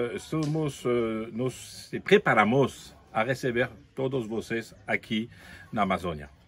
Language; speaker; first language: Portuguese; non-native, fluent; French